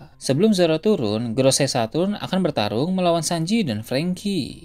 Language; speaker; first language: Indonesian; native; Indonesian